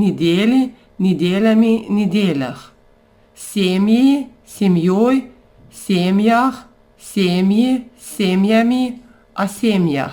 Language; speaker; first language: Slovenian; non-native, fluent; Russian